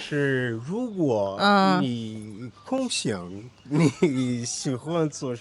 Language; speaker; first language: Chinese; non-native, learner; Portuguese